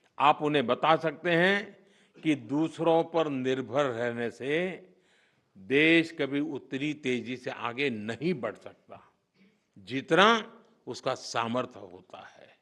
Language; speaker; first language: Hindi; non-native, local second language; Gujarati